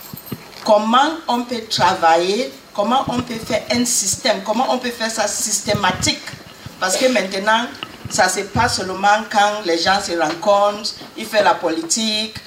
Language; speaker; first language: French; non-native, learner; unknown